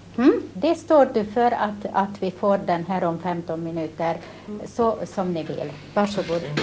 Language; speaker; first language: Swedish; non-native, fluent; Hungarian